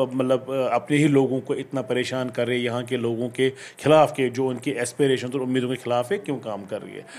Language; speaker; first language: Hindi; non-native, local second language; Kashmiri